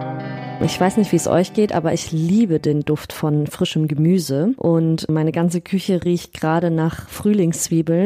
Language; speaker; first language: German; native; German